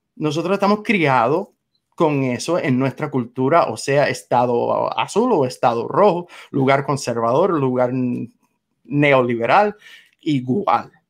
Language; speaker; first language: Spanish; non-native, fluent; English